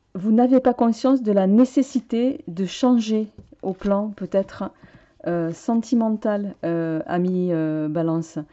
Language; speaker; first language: French; native; French